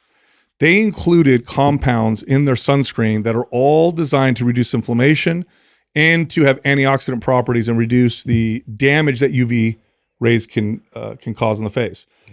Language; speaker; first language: English; native; English